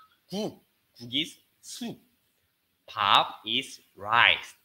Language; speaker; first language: English; non-native, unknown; Korean